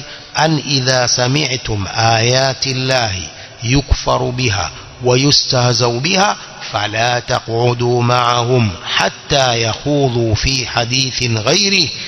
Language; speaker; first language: Arabic; non-native, fluent; Swahili